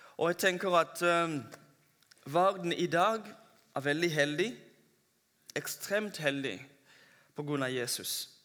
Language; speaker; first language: Norwegian; non-native, fluent; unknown